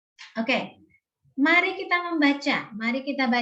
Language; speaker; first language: Indonesian; native; Indonesian